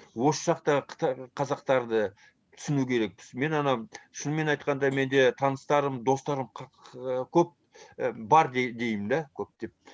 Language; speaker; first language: Kazakh; early bilingual, heritage; Kazakh